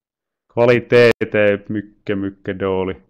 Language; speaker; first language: Swedish; non-native, local second language; Finnish